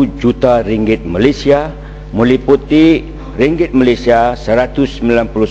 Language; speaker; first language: Malay; native; Malay